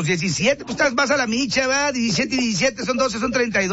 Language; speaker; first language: Spanish; native; Spanish